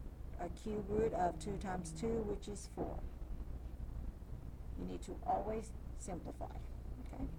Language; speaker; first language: English; native; English